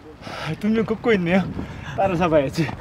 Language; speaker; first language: Korean; native; Korean